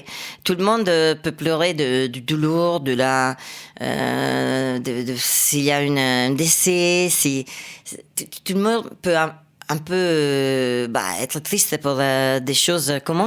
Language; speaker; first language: French; non-native, fluent; Italian